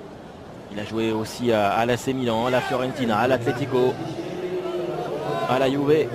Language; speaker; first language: French; native; French